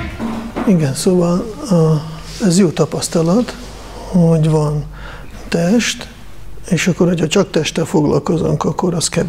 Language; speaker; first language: Hungarian; non-native, fluent; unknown